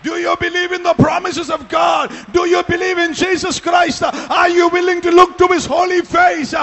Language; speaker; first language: English; non-native, local second language; Malayalam